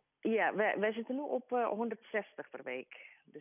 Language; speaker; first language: Dutch; non-native, learner; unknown